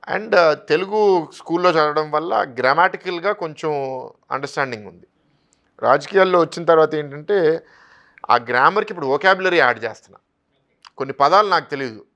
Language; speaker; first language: Telugu; native; Telugu